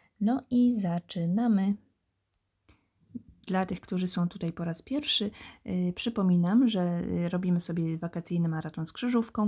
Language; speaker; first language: Polish; native; Polish